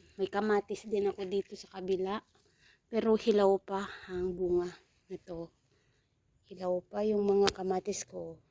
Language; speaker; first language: Filipino; native; Filipino